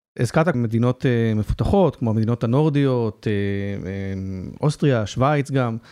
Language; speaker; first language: Hebrew; native; Hebrew